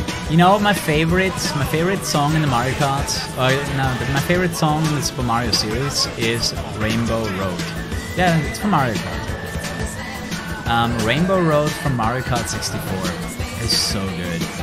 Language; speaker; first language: English; non-native, fluent; German